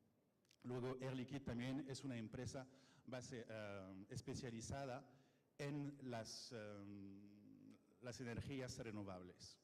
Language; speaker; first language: Spanish; non-native, fluent; French